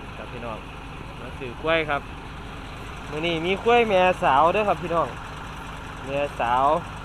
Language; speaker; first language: Thai; native; Thai